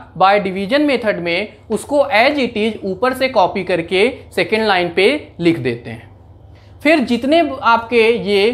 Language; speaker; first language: Hindi; native; Hindi